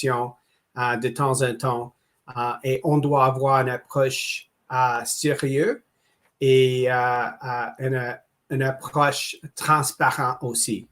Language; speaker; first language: French; non-native, local second language; English